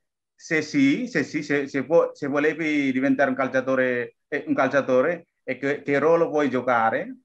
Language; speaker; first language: Italian; non-native, learner; Indonesian